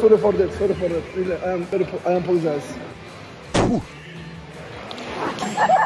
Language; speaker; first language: English; non-native, learner; Turkish